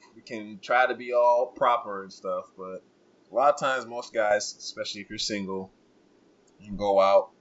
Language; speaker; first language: English; non-native, local second language; Kinyarwanda